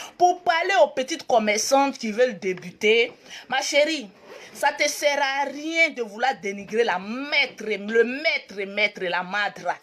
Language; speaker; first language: French; native; French